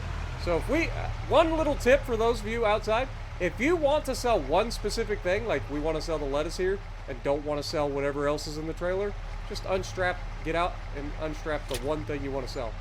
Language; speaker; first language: English; native; English